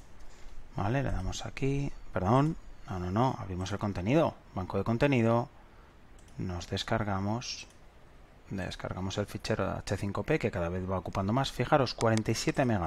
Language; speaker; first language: Spanish; native; Spanish